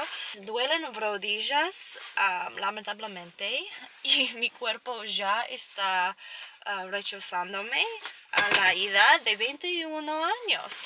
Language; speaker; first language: Spanish; non-native, learner; English